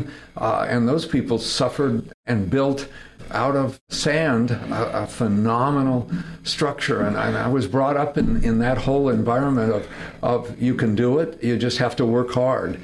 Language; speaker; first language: English; native; English